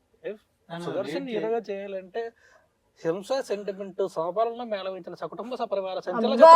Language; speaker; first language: Telugu; native; Telugu